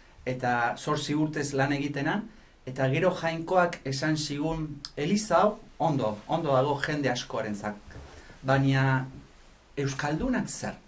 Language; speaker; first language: Basque; non-native, fluent; Spanish